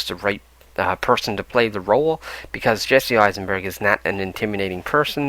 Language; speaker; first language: English; native; English